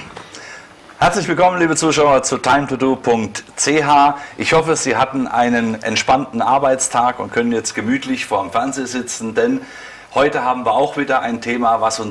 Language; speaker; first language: German; native; German